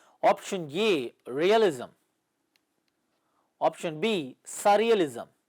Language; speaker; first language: English; non-native, local second language; Tamil